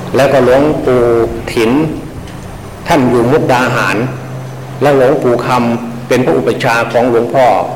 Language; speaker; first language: Thai; native; Thai